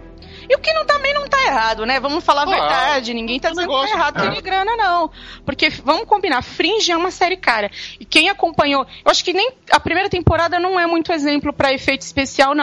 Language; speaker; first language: Portuguese; native; Portuguese